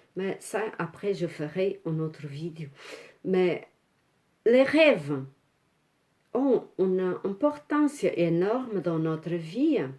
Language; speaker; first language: French; non-native, fluent; Portuguese